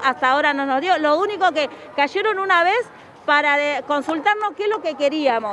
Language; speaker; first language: Spanish; native; Spanish